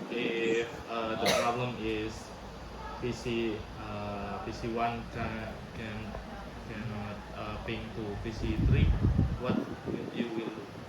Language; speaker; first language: English; non-native, learner; Indonesian